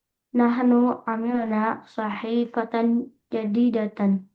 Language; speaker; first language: Arabic; non-native, learner; Indonesian